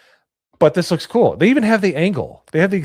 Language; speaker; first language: English; native; English